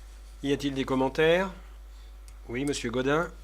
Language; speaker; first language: French; native; French